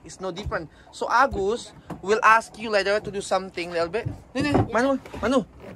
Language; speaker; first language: English; non-native, learner; Indonesian